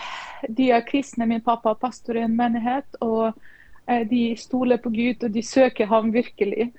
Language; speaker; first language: Norwegian; non-native, fluent; Ukrainian